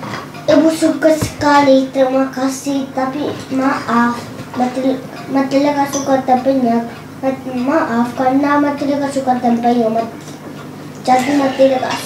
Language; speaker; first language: Indonesian; early bilingual, heritage; Spanish